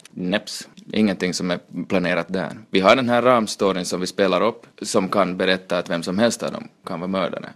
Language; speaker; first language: Swedish; native; Swedish